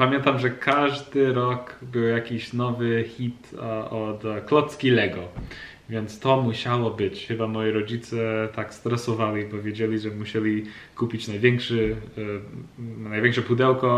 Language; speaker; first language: Polish; non-native, learner; English